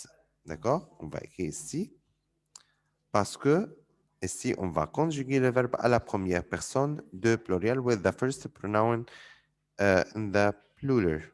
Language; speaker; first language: French; non-native, fluent; Arabic